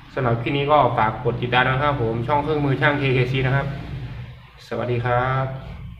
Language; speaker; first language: Thai; native; Thai